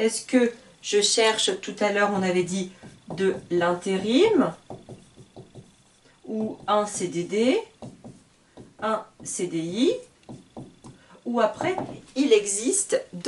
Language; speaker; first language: French; native; French